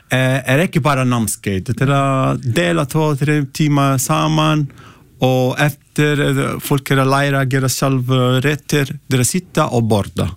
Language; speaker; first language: Icelandic; non-native, learner; Italian